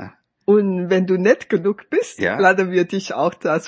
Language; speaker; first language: German; non-native, fluent; Chinese